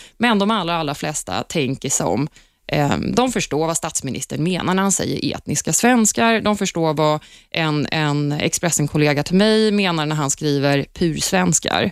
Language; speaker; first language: Swedish; early bilingual, other home language; Turkish